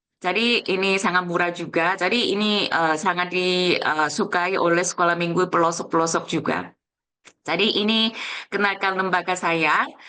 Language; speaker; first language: Indonesian; non-native, fluent; Korean